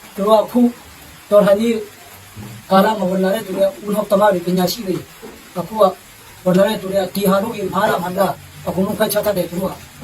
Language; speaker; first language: Burmese; non-native, local second language; Tedim Chin